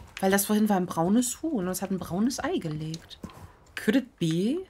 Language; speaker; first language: German; native; German